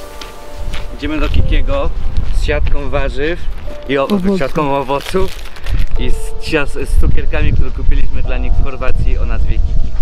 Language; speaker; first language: Polish; native; Polish